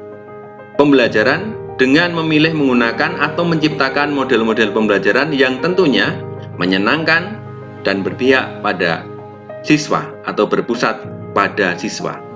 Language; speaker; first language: Indonesian; native; Indonesian